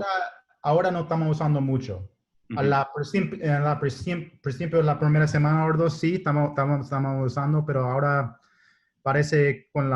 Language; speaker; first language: Spanish; non-native, learner; English